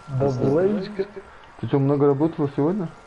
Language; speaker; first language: Russian; non-native, learner; Turkish